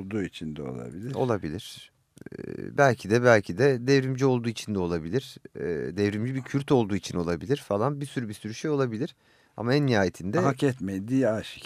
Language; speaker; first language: Turkish; native; Turkish